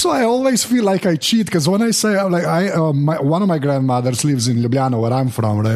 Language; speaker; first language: English; non-native, fluent; Slovenian